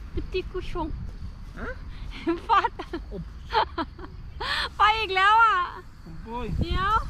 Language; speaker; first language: Thai; early bilingual, heritage; Thai